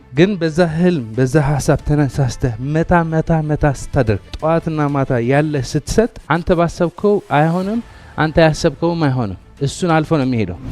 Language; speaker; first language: Amharic; non-native, local second language; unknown